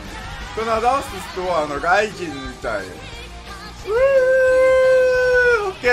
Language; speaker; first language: Japanese; non-native, learner; English